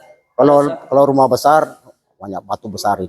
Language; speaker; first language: Indonesian; non-native, local second language; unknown